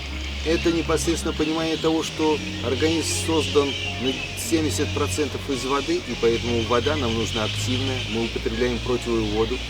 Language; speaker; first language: Russian; native; Russian